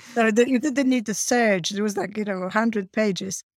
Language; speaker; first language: English; non-native, fluent; Polish